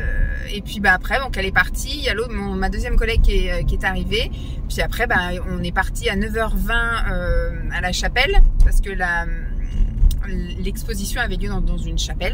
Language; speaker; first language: French; native; French